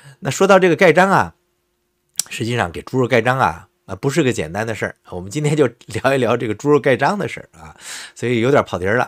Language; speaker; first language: Chinese; native; Chinese